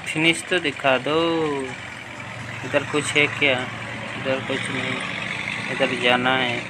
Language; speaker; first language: Hindi; non-native, local second language; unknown